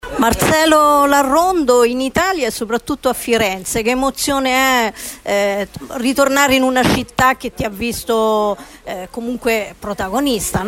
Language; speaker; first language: Italian; native; Italian